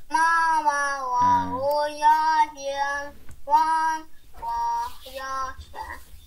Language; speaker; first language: Chinese; early bilingual, heritage; Chinese